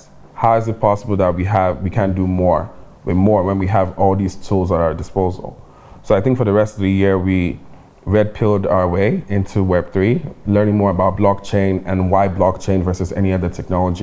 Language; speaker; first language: English; non-native, local second language; Igbo